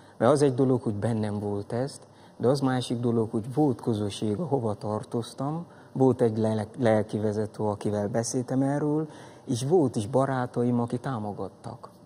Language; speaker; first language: Hungarian; non-native, fluent; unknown